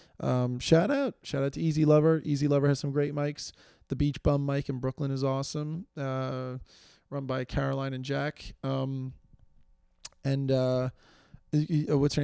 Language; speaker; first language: English; native; English